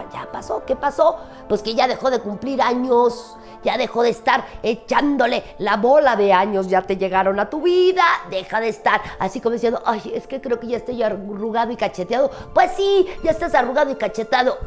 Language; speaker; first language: Spanish; native; Spanish